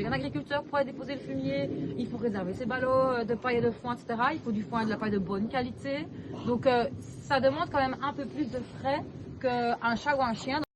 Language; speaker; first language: French; native; French